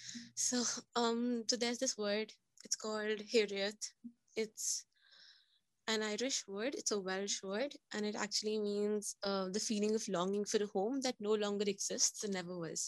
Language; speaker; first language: English; non-native, local second language; Hindi